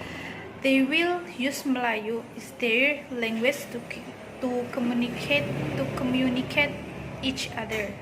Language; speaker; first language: English; non-native, learner; Indonesian